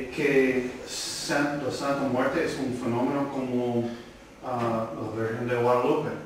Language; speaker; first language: Spanish; early bilingual, heritage; English